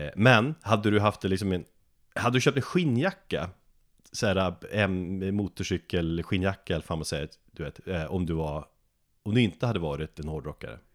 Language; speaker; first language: Swedish; native; Swedish